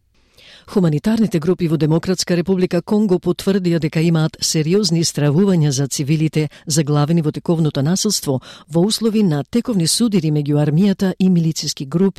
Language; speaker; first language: Macedonian; native; Macedonian